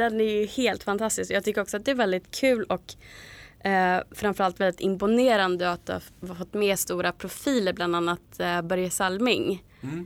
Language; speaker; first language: Swedish; native; Swedish